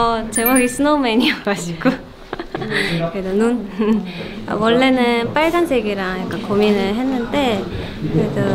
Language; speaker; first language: Korean; non-native, fluent; Japanese